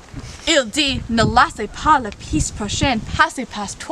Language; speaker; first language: French; non-native, learner; English